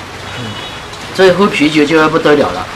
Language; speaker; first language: Chinese; native; Chinese